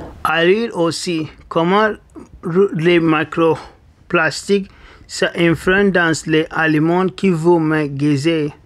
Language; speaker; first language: French; non-native, learner; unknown